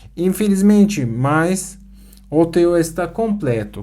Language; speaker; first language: Portuguese; non-native, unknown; Turkish